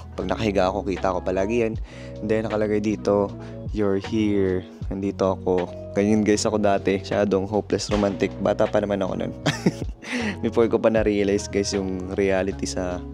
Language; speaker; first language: Filipino; native; Filipino